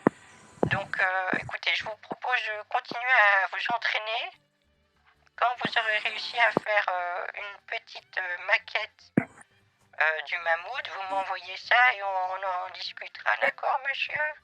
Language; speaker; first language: French; native; French